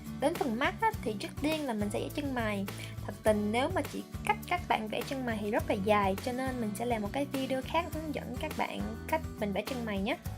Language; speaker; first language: Vietnamese; early bilingual, heritage; Vietnamese